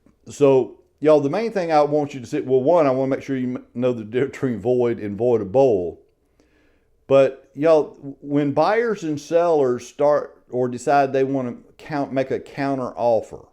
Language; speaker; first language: English; native; English